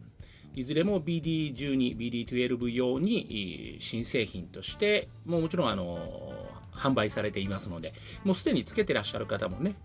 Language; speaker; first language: Japanese; native; Japanese